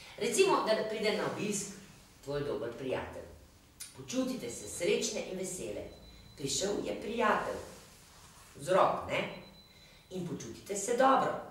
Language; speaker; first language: Slovenian; native; Slovenian